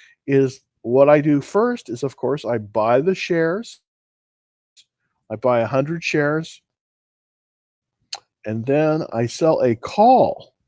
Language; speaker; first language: English; native; English